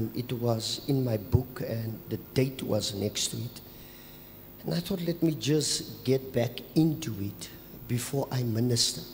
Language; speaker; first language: English; non-native, local second language; Afrikaans